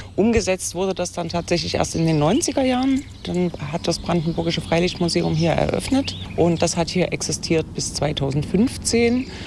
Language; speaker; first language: German; native; German